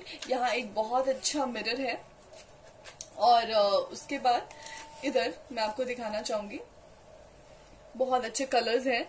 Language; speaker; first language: Hindi; native; Hindi